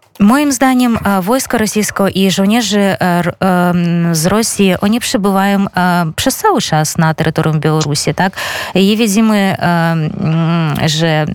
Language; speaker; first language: Polish; non-native, fluent; Belarusian